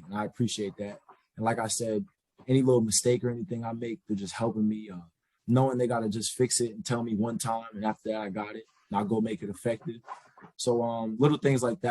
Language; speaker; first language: English; native; English